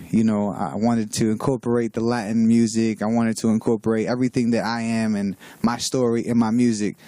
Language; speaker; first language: English; native; English